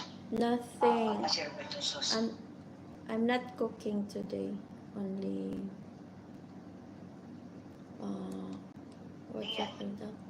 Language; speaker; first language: English; non-native, learner; Bikol